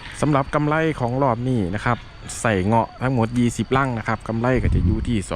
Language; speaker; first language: Thai; non-native, local second language; Lao